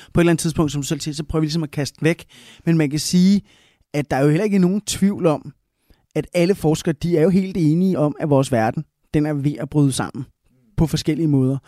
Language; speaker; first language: Danish; early bilingual, other home language; Spanish